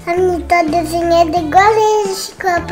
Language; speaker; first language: Portuguese; early bilingual, heritage; Portuguese